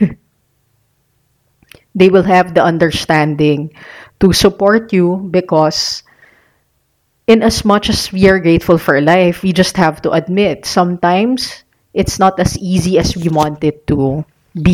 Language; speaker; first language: English; non-native, local second language; Filipino